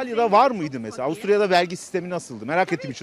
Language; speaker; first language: Turkish; native; Turkish